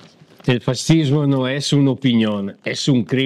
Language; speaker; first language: Spanish; non-native, learner; Italian